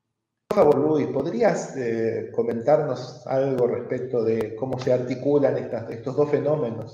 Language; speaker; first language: Spanish; native; Spanish